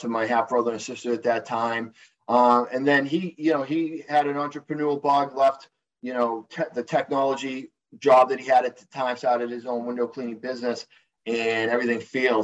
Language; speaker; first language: English; native; English